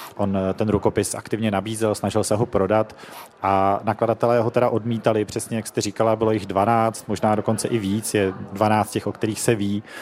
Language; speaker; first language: Czech; native; Czech